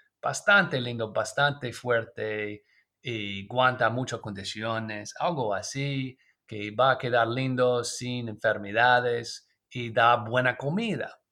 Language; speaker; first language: Spanish; non-native, learner; English